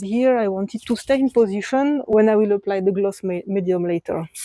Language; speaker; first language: English; non-native, fluent; French